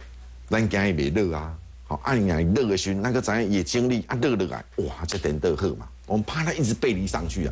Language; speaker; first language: Chinese; native; Chinese